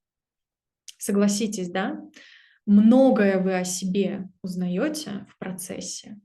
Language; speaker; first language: Russian; native; Russian